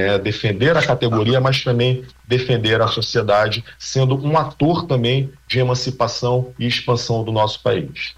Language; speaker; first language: Portuguese; native; Portuguese